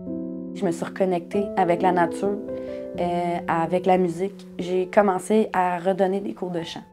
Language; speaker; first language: French; native; French